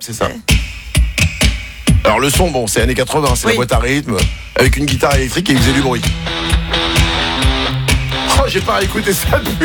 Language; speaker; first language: French; native; French